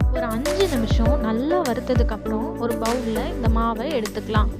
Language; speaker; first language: Tamil; native; Tamil